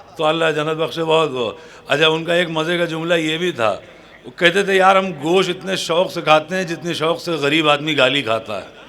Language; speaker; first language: Urdu; native; Urdu